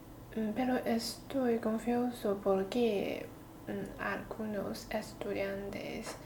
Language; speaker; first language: Spanish; non-native, learner; Chinese